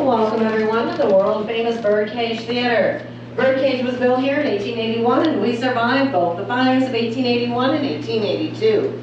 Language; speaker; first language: English; native; English